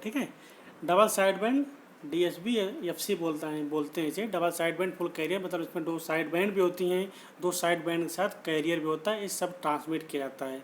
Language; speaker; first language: Hindi; native; Hindi